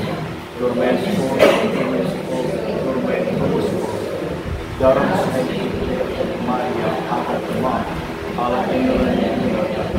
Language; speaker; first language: Dutch; non-native, learner; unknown